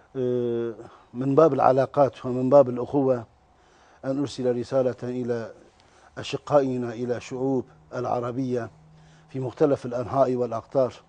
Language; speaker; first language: Arabic; non-native, fluent; Turkish